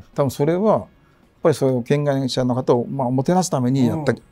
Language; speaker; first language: Japanese; native; Japanese